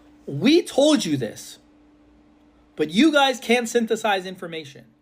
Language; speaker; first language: English; native; English